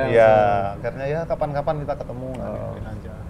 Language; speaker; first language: Indonesian; native; Indonesian